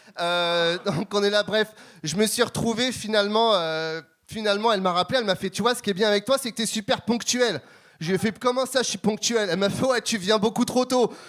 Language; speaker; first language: French; native; French